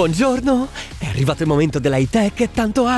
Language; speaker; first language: Italian; native; Italian